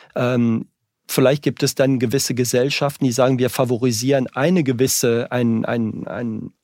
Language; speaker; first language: German; non-native, fluent; French